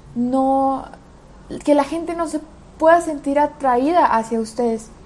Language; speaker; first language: Spanish; early bilingual, other home language; Russian